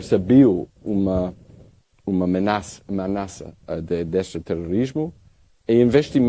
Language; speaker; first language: Portuguese; non-native, learner; English